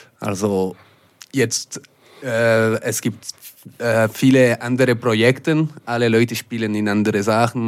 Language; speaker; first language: German; non-native, local second language; French